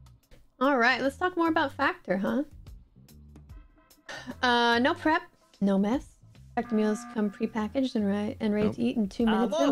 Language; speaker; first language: English; native; English